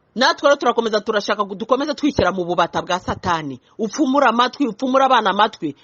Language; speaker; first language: Kinyarwanda; early bilingual, heritage; Kinyarwanda